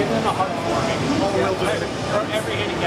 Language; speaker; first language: English; native; English